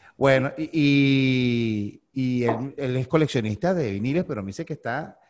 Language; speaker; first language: Spanish; native; Spanish